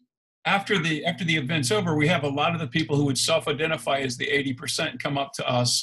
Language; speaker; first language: English; native; English